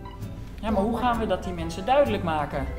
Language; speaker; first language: Dutch; native; Dutch